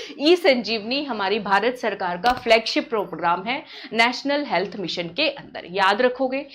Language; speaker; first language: Hindi; native; Hindi